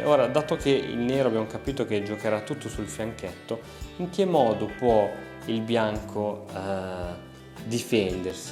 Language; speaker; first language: Italian; native; Italian